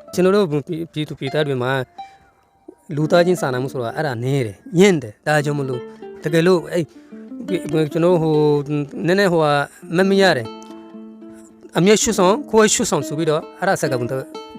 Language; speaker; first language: Burmese; non-native, local second language; Rohingya